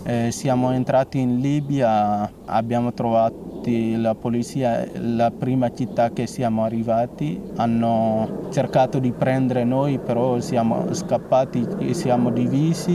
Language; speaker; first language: Italian; non-native, fluent; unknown